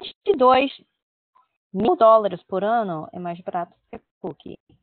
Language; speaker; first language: Portuguese; native; Portuguese